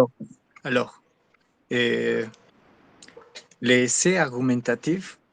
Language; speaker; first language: French; non-native, learner; Spanish